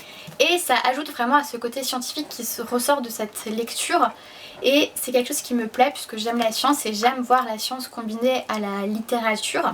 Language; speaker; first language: French; native; French